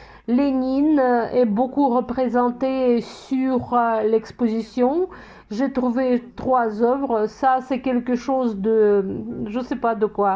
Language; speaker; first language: French; non-native, fluent; Russian